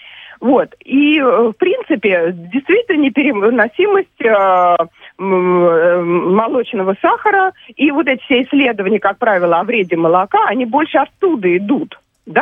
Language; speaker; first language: Russian; native; Russian